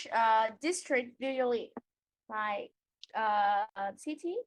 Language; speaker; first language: English; non-native, learner; Vietnamese